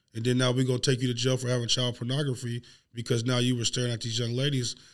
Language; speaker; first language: English; native; English